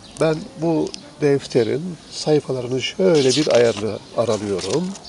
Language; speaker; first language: Turkish; native; Turkish